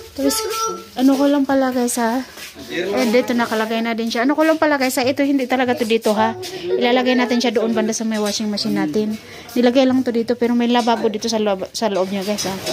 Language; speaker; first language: Filipino; non-native, local second language; Cebuano